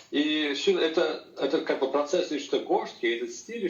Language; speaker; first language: Russian; native; Russian